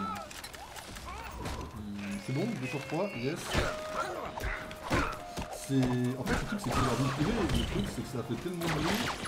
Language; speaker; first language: French; native; French